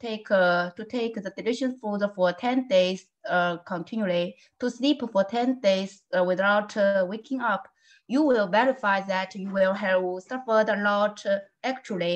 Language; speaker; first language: English; non-native, learner; Chinese